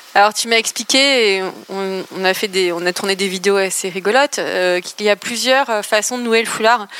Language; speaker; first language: French; native; French